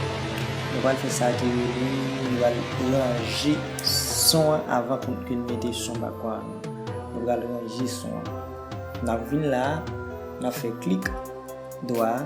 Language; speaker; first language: French; non-native, learner; Haitian Creole